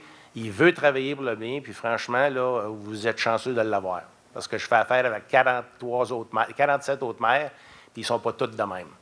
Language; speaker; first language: French; native; French